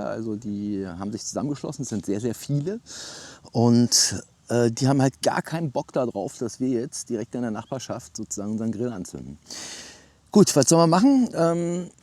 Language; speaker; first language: German; native; German